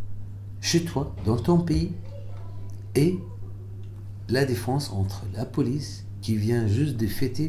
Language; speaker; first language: French; non-native, fluent; Arabic